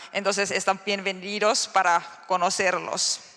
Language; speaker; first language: Spanish; non-native, learner; Finnish